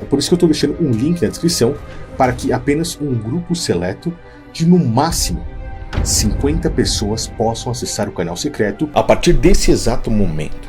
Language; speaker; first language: Portuguese; native; Portuguese